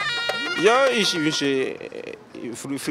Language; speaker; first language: German; non-native, learner; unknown